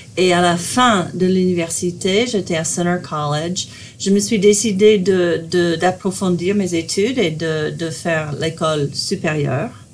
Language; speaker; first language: French; non-native, fluent; English